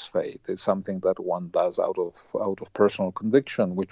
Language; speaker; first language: English; non-native, fluent; Spanish